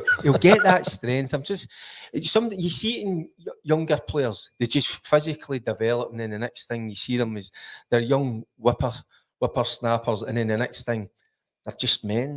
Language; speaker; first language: English; native; English